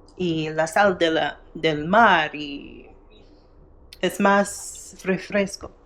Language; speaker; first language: Spanish; non-native, learner; English